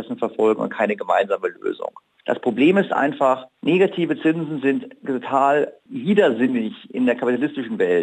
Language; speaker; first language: German; native; German